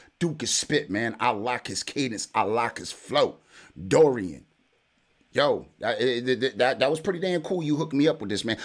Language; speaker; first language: English; native; English